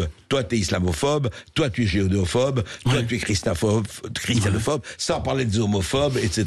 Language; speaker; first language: French; native; French